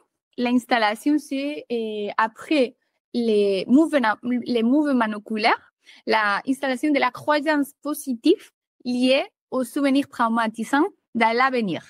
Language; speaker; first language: French; native; French